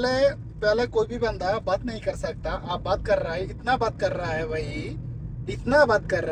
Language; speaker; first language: Hindi; non-native, learner; Bangla